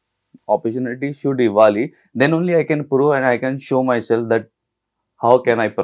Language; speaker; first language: Telugu; non-native, learner; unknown